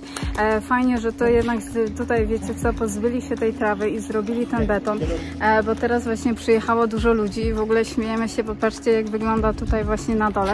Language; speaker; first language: Polish; native; Polish